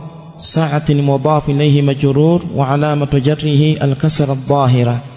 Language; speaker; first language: Arabic; non-native, fluent; Swahili